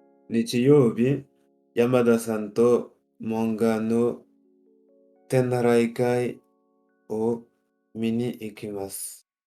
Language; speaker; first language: Japanese; non-native, learner; French